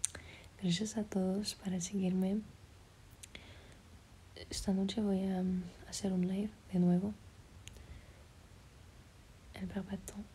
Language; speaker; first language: Spanish; early bilingual, heritage; French